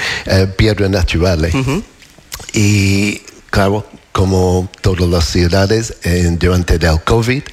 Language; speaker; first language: Spanish; non-native, fluent; English